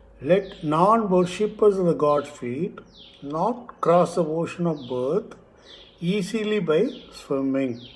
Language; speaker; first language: English; non-native, local second language; Tamil